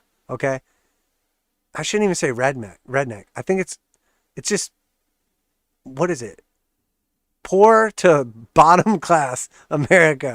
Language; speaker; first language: English; native; English